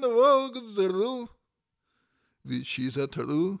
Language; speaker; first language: English; non-native, fluent; Ukrainian